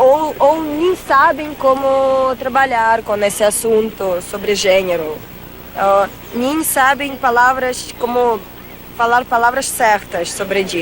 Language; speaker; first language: Portuguese; non-native, fluent; Russian